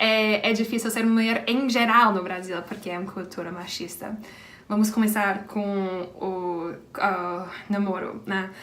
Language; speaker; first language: Portuguese; non-native, fluent; English